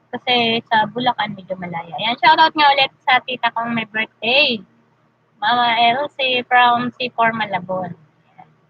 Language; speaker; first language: Filipino; non-native, local second language; Masbatenyo